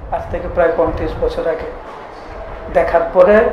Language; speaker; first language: Bangla; native; Bangla